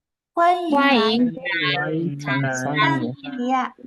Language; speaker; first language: Chinese; early bilingual, heritage; Chinese